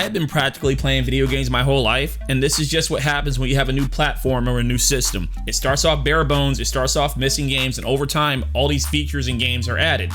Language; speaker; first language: English; native; English